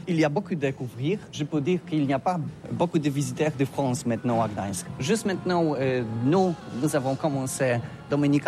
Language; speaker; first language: French; non-native, learner; Polish